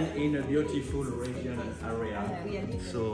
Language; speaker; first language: English; non-native, fluent; French